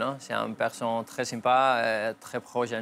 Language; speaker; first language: French; non-native, fluent; Spanish